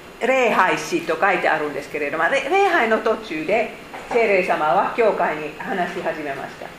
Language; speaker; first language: Japanese; non-native, fluent; Finnish